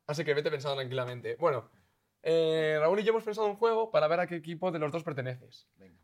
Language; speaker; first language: Spanish; native; Spanish